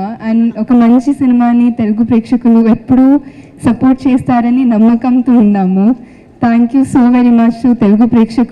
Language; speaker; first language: Telugu; non-native, fluent; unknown